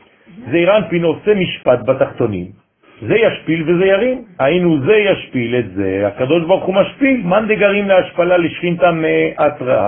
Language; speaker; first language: Hebrew; non-native, fluent; French